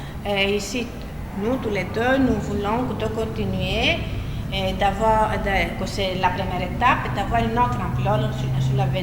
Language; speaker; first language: French; non-native, fluent; Greek